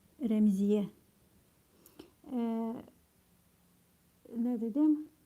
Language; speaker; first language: Turkish; non-native, fluent; Ukrainian